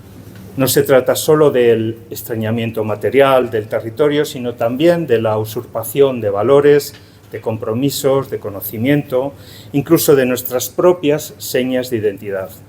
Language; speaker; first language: Spanish; native; Spanish